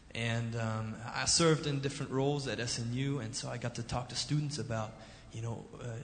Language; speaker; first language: English; early bilingual, other home language; German